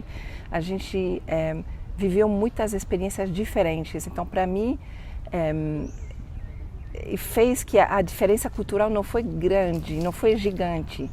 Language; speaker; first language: Portuguese; non-native, fluent; French